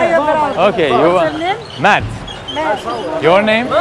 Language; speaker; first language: English; non-native, learner; Turkish